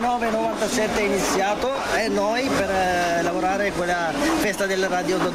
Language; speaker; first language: Italian; non-native, learner; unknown